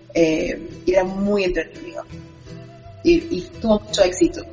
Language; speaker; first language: Spanish; early bilingual, other home language; Portuguese